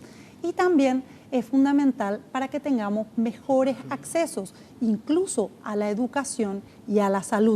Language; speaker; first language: Spanish; native; Spanish